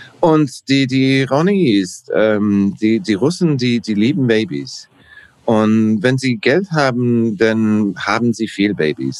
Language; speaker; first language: German; non-native, learner; English